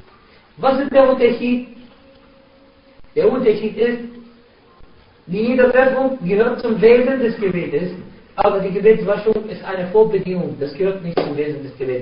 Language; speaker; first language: German; non-native, fluent; Arabic